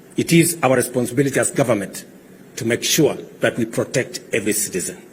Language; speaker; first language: English; non-native, local second language; Kalenjin